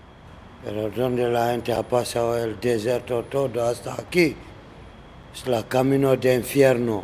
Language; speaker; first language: Spanish; non-native, learner; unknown